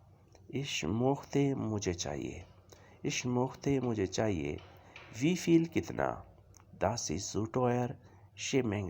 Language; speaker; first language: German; non-native, fluent; Urdu